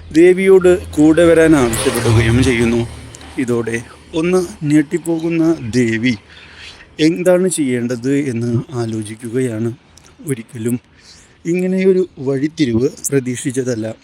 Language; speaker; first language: Malayalam; native; Malayalam